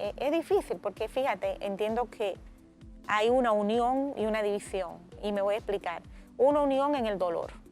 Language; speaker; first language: Spanish; native; Spanish